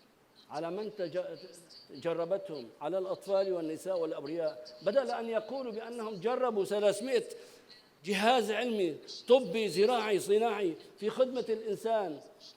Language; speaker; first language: Arabic; native; Arabic